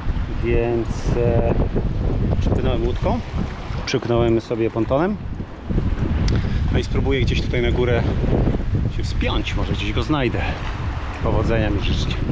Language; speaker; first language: Polish; native; Polish